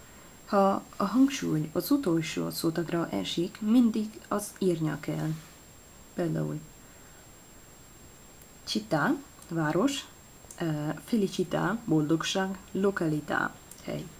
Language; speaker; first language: Hungarian; non-native, learner; Italian